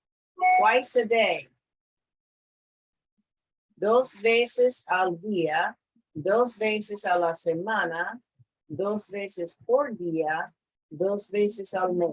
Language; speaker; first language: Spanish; non-native, fluent; English